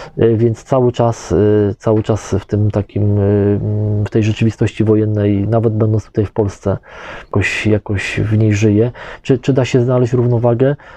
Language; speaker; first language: Polish; native; Polish